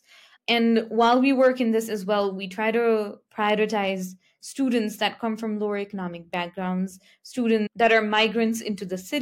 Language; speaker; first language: English; non-native, local second language; Nepali